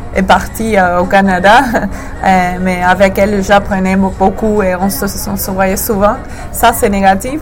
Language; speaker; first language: French; non-native, fluent; English